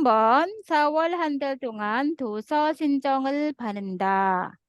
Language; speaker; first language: Korean; non-native, fluent; Indonesian